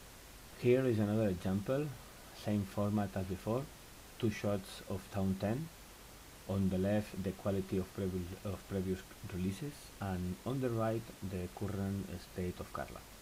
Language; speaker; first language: English; non-native, fluent; Spanish